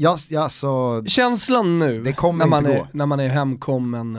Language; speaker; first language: Swedish; native; Swedish